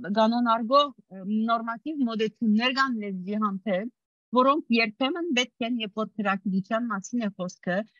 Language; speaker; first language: Armenian; early bilingual, heritage; Armenian